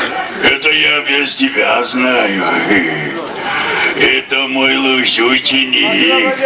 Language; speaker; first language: Russian; non-native, local second language; Uzbek